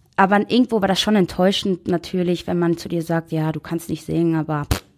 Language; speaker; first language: German; native; German